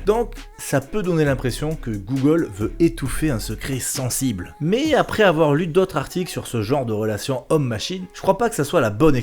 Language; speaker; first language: French; native; French